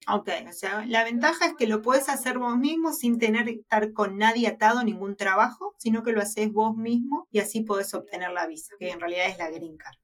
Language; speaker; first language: Spanish; native; Spanish